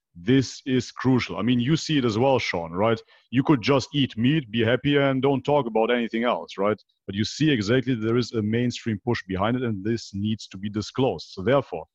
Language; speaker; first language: English; non-native, fluent; Macedonian